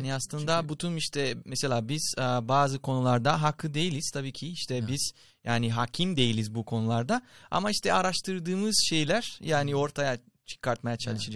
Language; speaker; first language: Turkish; non-native, fluent; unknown